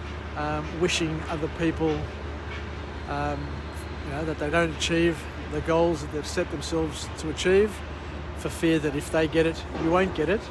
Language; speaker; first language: English; native; English